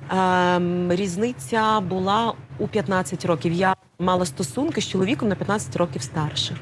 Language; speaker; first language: Ukrainian; native; Ukrainian